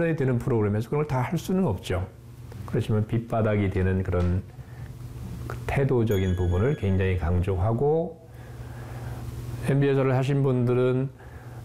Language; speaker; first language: Korean; native; Korean